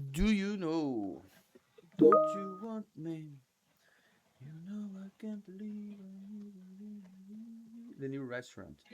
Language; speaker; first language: English; non-native, fluent; Portuguese